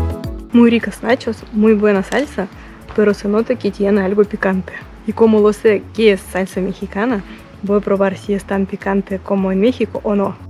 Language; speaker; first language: Spanish; non-native, learner; Russian